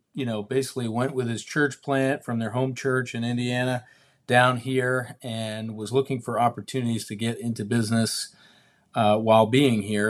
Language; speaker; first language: English; native; English